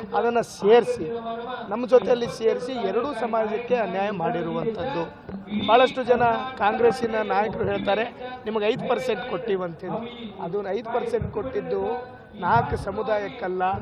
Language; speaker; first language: Kannada; non-native, local second language; Lambadi